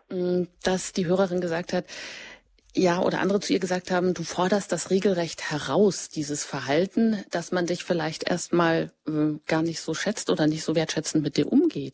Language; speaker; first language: German; native; German